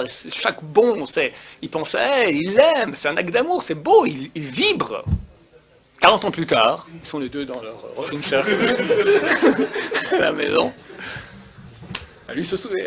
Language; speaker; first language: French; native; French